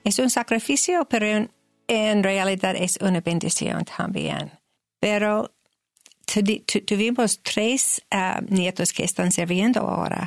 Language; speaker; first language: Spanish; non-native, learner; English